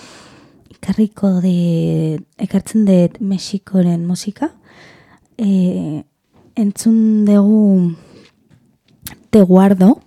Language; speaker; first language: Basque; non-native, learner; Spanish